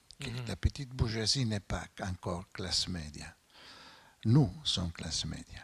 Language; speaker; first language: French; non-native, fluent; Italian